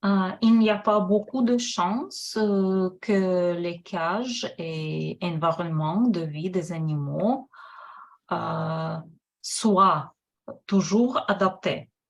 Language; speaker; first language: French; non-native, fluent; Russian